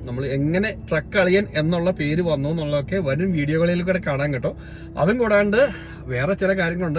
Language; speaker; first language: Malayalam; native; Malayalam